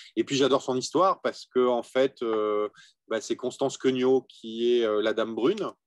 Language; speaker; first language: French; native; French